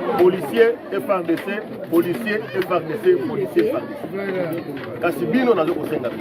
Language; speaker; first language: Lingala; native; Lingala